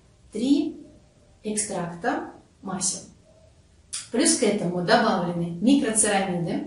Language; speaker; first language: Russian; native; Russian